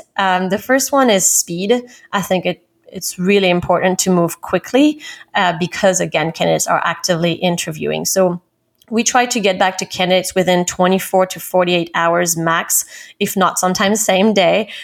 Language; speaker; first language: English; non-native, fluent; French